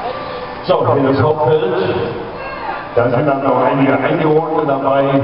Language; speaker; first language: German; native; German